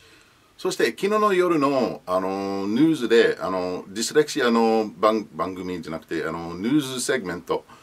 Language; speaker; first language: Japanese; non-native, learner; English